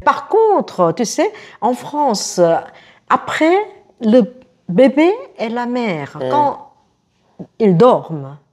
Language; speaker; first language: French; non-native, fluent; Korean